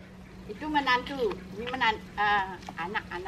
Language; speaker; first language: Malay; non-native, local second language; Balinese